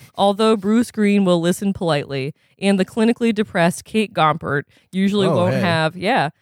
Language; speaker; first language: English; native; English